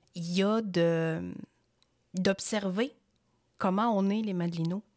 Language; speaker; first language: French; native; French